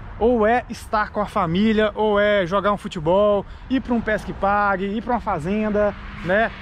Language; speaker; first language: Portuguese; native; Portuguese